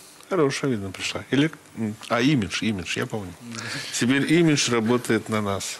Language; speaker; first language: Russian; native; Russian